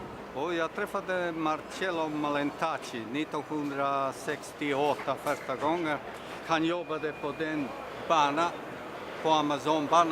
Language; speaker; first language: Swedish; non-native, fluent; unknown